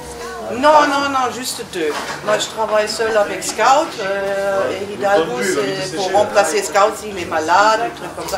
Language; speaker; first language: French; non-native, learner; German